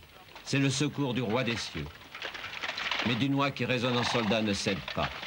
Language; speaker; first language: French; native; French